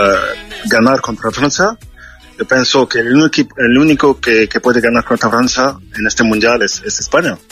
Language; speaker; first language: Spanish; non-native, fluent; French